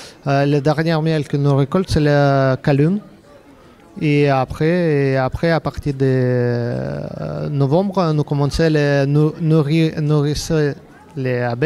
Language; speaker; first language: French; non-native, learner; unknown